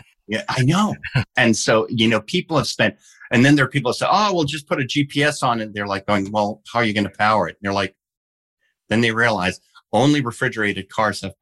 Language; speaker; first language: English; early bilingual, heritage; English